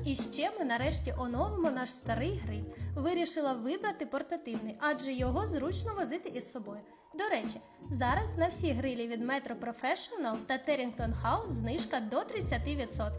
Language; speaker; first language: Ukrainian; native; Ukrainian